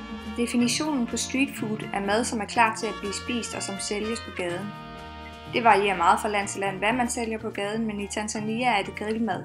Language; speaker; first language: Danish; native; Danish